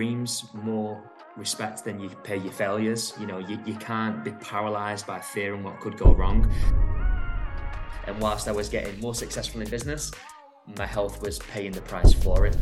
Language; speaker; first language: English; native; English